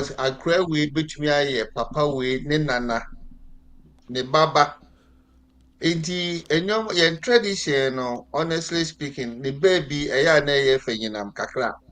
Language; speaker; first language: English; non-native, local second language; Akan